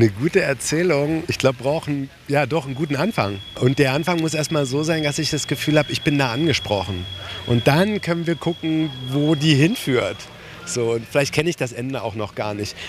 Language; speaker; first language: German; native; German